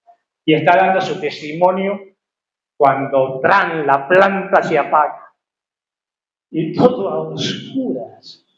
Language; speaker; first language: Spanish; native; Spanish